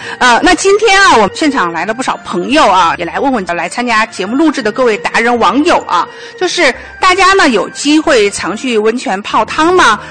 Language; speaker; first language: Chinese; native; Chinese